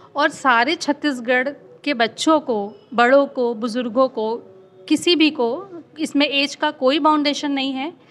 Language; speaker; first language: Hindi; native; Hindi